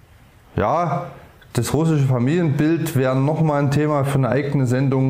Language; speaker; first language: German; native; German